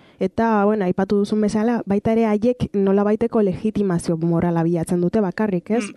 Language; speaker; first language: Basque; native; Basque